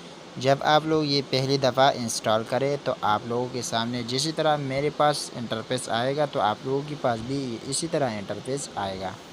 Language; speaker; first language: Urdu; non-native, local second language; Pashto